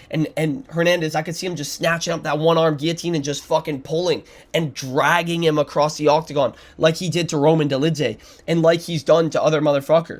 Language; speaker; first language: English; native; English